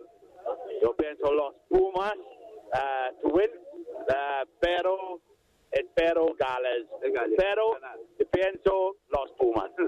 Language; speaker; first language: Spanish; non-native, learner; English